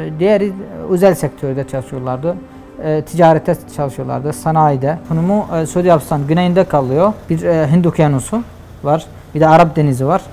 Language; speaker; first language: Turkish; non-native, fluent; Arabic